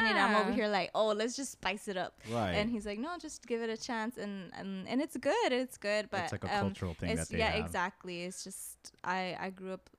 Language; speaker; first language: English; native; English